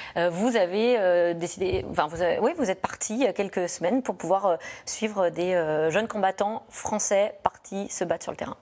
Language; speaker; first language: French; native; French